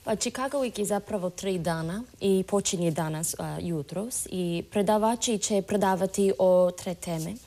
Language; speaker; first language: Croatian; non-native, fluent; English